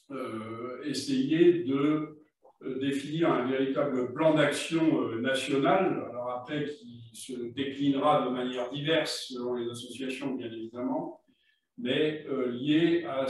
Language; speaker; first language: French; native; French